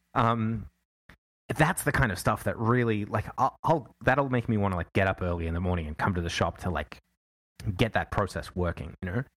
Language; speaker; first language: English; native; English